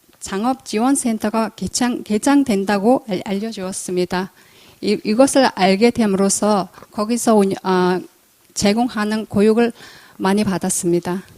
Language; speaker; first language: Korean; non-native, fluent; Mongolian